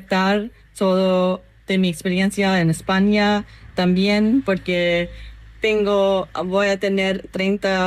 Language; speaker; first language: Spanish; non-native, learner; English